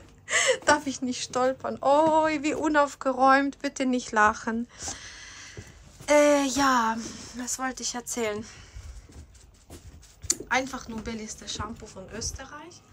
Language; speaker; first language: German; non-native, fluent; Ukrainian